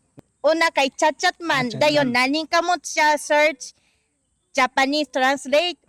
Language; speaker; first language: Cebuano; non-native, learner; Japanese